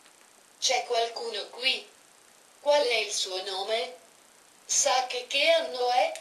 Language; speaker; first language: Italian; non-native, learner; English